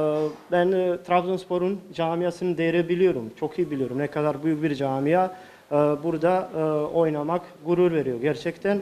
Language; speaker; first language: Turkish; non-native, fluent; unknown